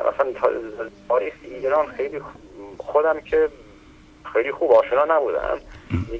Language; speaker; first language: Persian; early bilingual, heritage; Persian